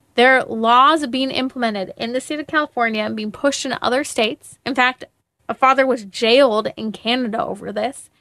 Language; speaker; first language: English; native; English